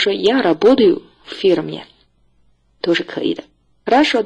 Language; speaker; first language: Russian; non-native, fluent; Chinese